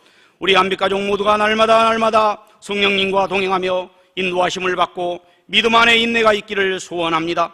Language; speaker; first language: Korean; native; Korean